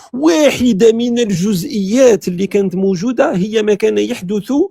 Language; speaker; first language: Arabic; native; Arabic